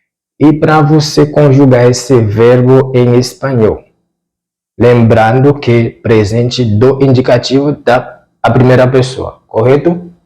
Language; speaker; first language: Portuguese; non-native, fluent; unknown